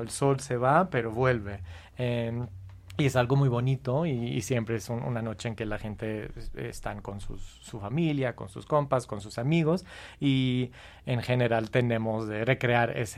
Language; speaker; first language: Spanish; non-native, fluent; English